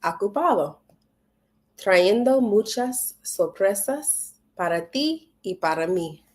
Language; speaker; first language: Spanish; non-native, learner; English